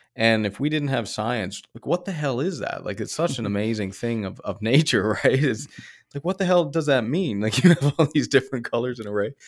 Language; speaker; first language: English; native; English